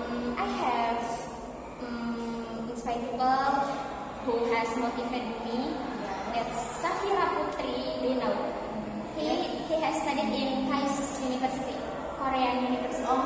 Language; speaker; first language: English; non-native, learner; Indonesian